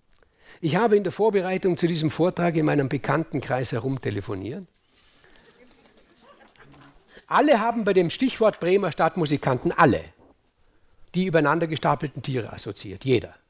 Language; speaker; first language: German; native; German